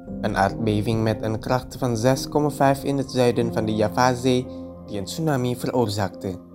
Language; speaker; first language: Dutch; non-native, fluent; Indonesian